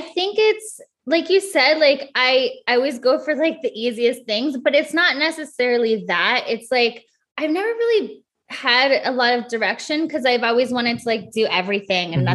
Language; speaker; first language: English; native; English